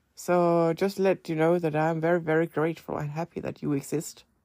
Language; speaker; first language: English; non-native, fluent; Danish